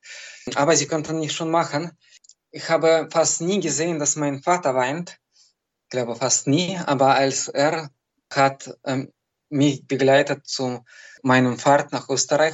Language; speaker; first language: German; non-native, fluent; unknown